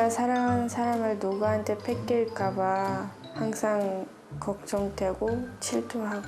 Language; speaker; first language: Korean; non-native, fluent; Uzbek